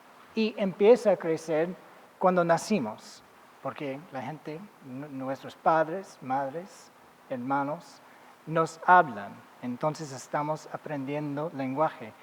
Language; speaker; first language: Spanish; non-native, fluent; English